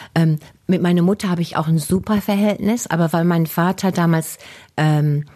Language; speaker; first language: German; non-native, fluent; English